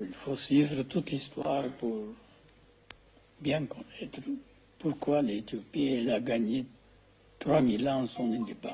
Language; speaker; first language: French; non-native, fluent; Amharic